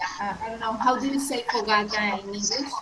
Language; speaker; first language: English; non-native, learner; Spanish